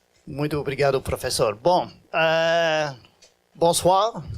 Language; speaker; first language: Portuguese; non-native, fluent; French